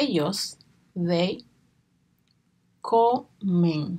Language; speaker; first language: Spanish; non-native, learner; English